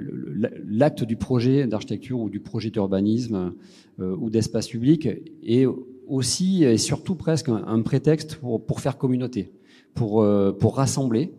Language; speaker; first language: French; native; French